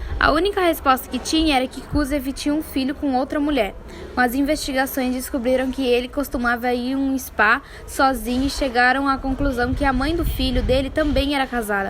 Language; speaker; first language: Portuguese; native; Portuguese